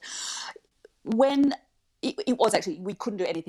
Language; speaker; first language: English; native; English